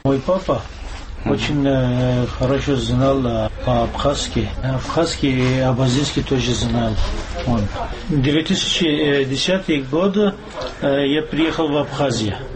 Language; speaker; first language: Russian; non-native, learner; Turkish